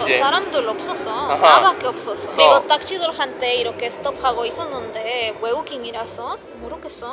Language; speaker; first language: Korean; non-native, learner; Spanish